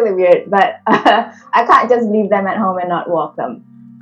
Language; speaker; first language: English; early bilingual, other home language; Indonesian